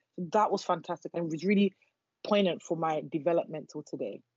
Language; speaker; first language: English; non-native, local second language; Yoruba